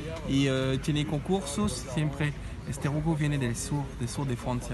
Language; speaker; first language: Spanish; non-native, learner; French